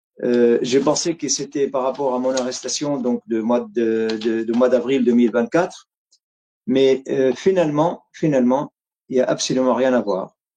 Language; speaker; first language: French; non-native, fluent; Arabic